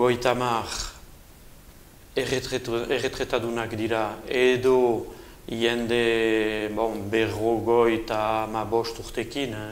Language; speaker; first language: Basque; native; Basque